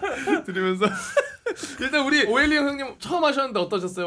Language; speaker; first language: Korean; native; Korean